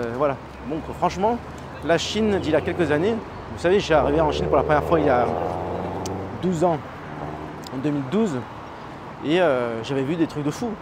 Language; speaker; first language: French; native; French